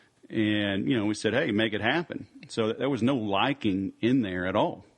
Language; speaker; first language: English; native; English